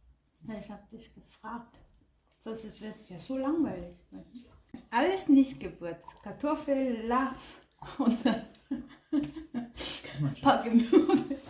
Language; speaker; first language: German; non-native, learner; Korean